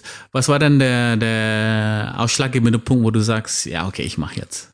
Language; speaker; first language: German; non-native, fluent; Indonesian